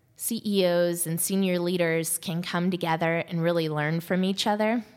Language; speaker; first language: English; native; English